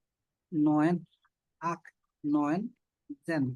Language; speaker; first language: German; non-native, learner; Bangla